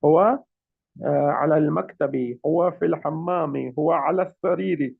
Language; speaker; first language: Arabic; non-native, fluent; Urdu